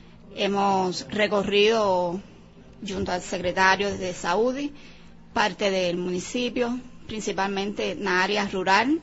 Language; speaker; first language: Portuguese; non-native, learner; Spanish